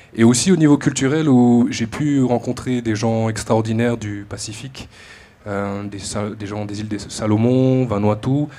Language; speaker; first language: French; native; French